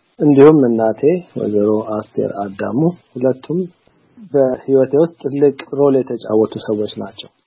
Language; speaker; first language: Amharic; native; Amharic